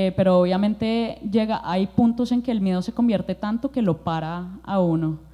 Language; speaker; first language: Spanish; native; Spanish